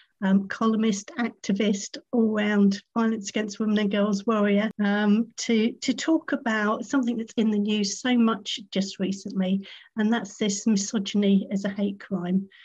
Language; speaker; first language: English; native; English